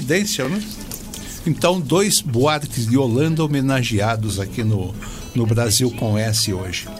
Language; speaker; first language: Portuguese; native; Portuguese